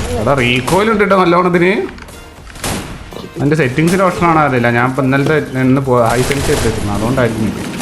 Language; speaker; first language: Malayalam; native; Malayalam